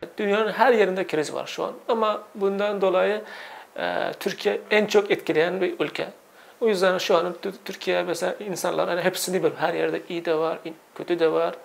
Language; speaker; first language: Turkish; non-native, fluent; Uzbek